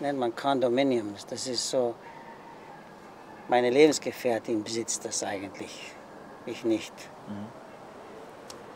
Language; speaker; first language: German; early bilingual, heritage; German